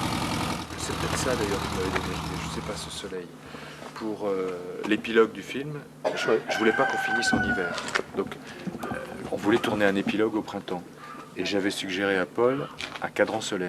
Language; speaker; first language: French; native; French